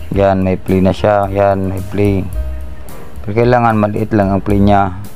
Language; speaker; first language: Filipino; non-native, local second language; Iloko